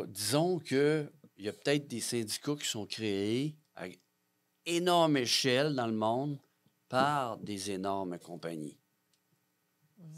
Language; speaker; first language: French; native; French